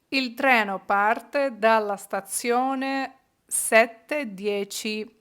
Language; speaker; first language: Italian; non-native, fluent; Ukrainian